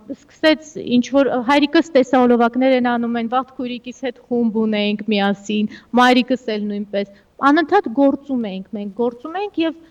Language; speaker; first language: Armenian; early bilingual, heritage; Armenian